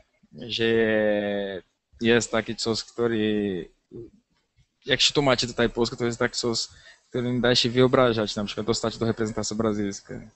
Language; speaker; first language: Polish; non-native, learner; Portuguese